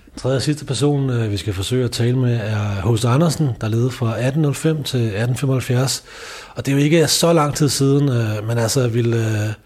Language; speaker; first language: Danish; native; Danish